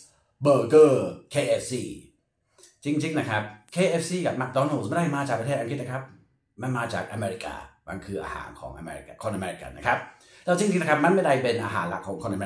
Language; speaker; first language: Thai; non-native, fluent; English